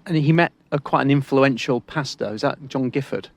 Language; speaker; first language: English; native; English